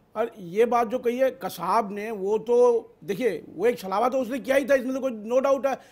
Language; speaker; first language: Hindi; native; Hindi